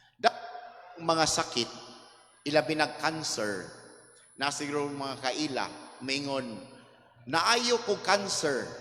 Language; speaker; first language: Cebuano; native; Cebuano